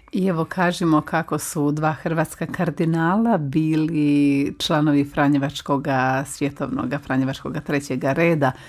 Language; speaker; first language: Croatian; native; Croatian